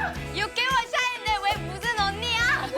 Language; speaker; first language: Korean; native; Korean